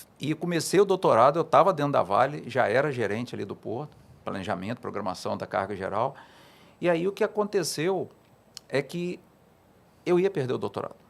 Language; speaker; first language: Portuguese; native; Portuguese